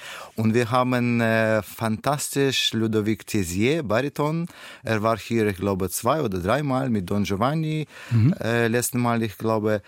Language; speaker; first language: German; non-native, learner; Russian